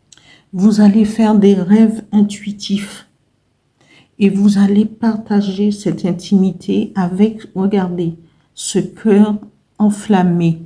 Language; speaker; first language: French; native; French